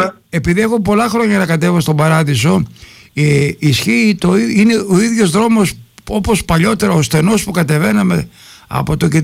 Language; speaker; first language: Greek; native; Greek